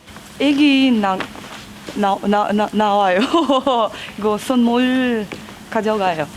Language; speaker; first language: Korean; non-native, learner; Russian